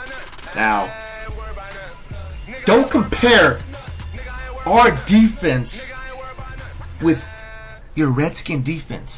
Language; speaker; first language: English; native; English